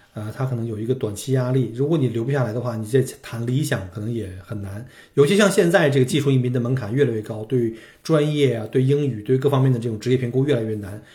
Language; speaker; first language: Chinese; native; Chinese